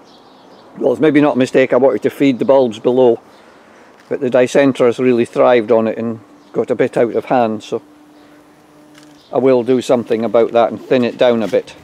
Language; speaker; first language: English; native; English